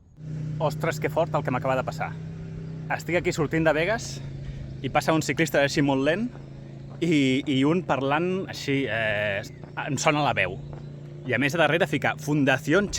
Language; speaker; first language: Catalan; native; Catalan